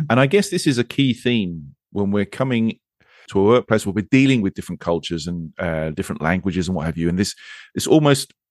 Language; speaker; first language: English; native; English